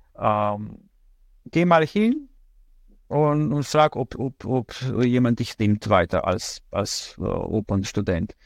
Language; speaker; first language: German; non-native, fluent; Slovenian